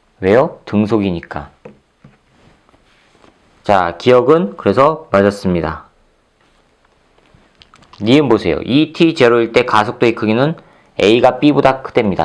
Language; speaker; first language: Korean; native; Korean